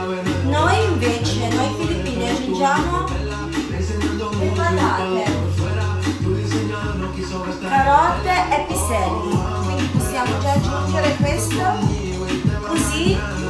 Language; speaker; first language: Italian; early bilingual, other home language; Filipino